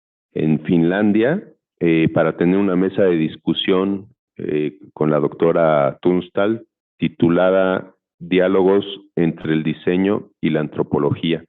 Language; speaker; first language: Spanish; native; Spanish